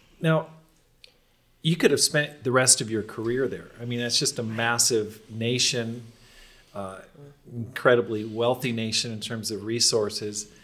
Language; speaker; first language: English; native; English